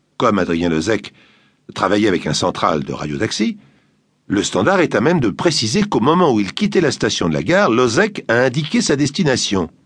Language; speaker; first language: French; native; French